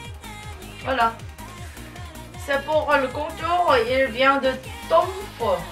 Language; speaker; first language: French; non-native, learner; Japanese